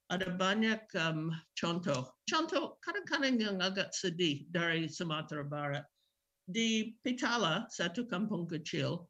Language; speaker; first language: Indonesian; non-native, fluent; English